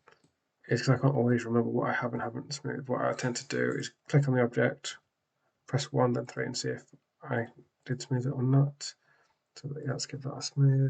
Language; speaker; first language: English; native; English